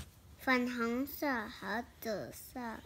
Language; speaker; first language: Chinese; non-native, learner; English